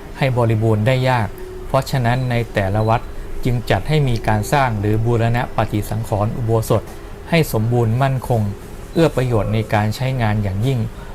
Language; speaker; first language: Thai; native; Thai